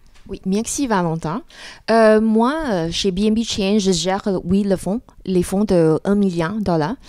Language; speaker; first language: French; non-native, fluent; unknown